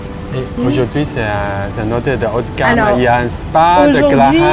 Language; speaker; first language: French; non-native, fluent; Chinese